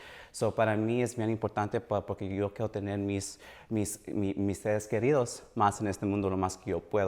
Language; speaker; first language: Spanish; early bilingual, heritage; Spanish